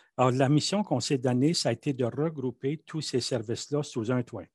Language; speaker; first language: French; native; French